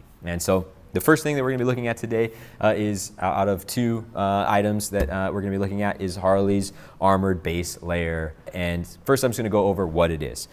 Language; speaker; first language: English; native; English